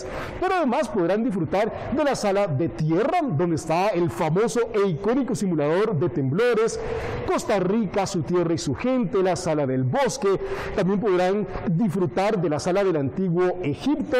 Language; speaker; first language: Spanish; native; Spanish